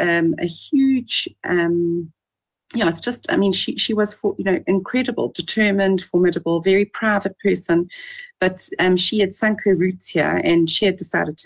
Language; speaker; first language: English; native; English